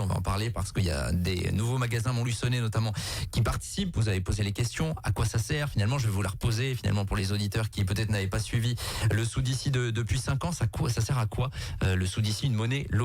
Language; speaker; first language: French; native; French